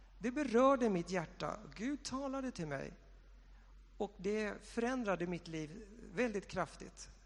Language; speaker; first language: Swedish; native; Swedish